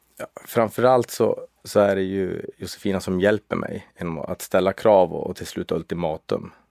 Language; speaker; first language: Swedish; native; Swedish